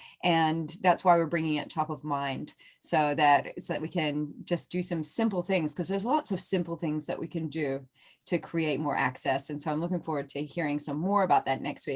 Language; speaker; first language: English; native; English